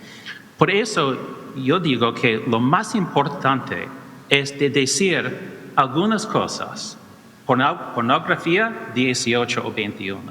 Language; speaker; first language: Spanish; non-native, learner; English